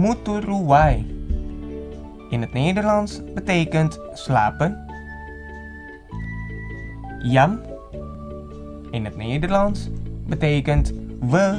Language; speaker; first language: Dutch; non-native, fluent; Indonesian